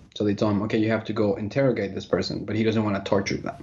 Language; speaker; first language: English; non-native, fluent; Spanish